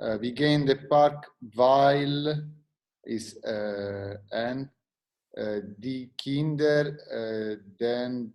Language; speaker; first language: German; non-native, learner; English